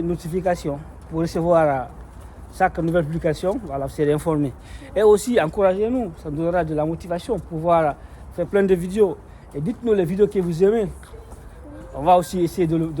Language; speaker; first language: French; native; French